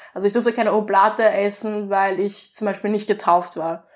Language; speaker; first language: German; native; German